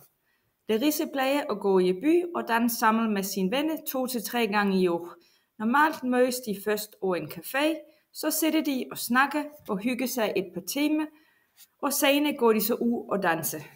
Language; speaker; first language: Danish; non-native, fluent; Russian